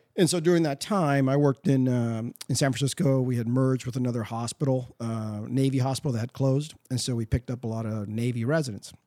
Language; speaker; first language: English; early bilingual, other home language; Spanish